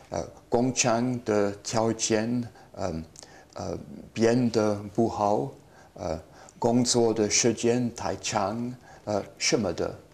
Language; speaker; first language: Chinese; non-native, learner; English